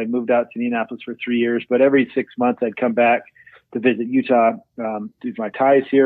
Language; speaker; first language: English; native; English